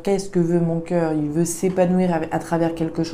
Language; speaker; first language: French; native; French